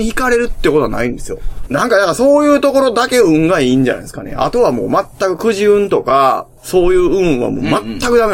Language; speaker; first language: Japanese; native; Japanese